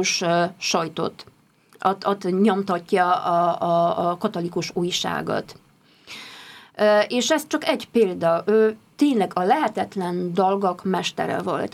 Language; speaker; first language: Hungarian; non-native, fluent; Polish